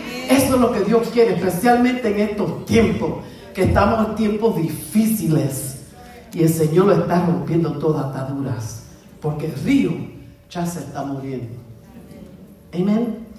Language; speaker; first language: Spanish; native; Spanish